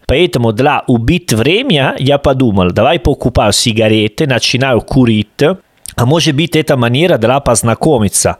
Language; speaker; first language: Russian; non-native, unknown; Italian